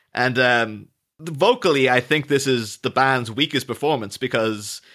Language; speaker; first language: English; native; English